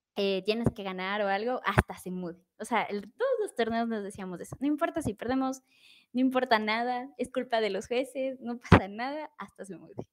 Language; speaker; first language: Spanish; native; Spanish